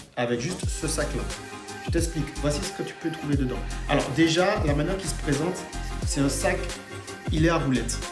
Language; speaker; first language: French; non-native, fluent; English